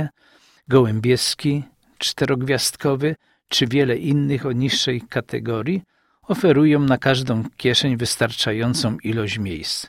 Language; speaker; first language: Polish; native; Polish